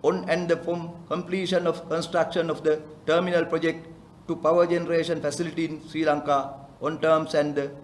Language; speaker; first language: English; non-native, local second language; Sinhala